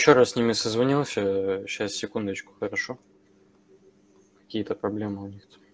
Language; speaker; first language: Russian; native; Russian